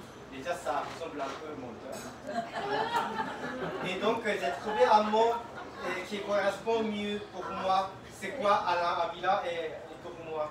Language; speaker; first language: French; non-native, fluent; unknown